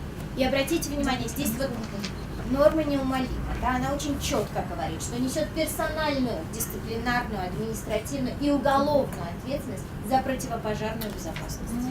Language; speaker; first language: Russian; native; Russian